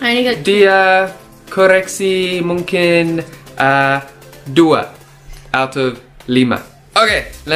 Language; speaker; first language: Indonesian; non-native, learner; English